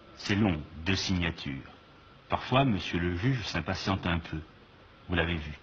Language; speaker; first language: French; native; French